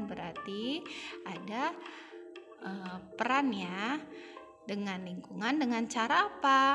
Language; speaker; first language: Indonesian; native; Indonesian